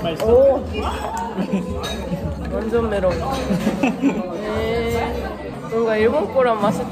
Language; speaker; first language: Korean; non-native, learner; Japanese